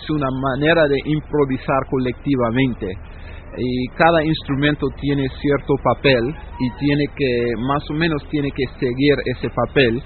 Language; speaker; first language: Spanish; non-native, fluent; English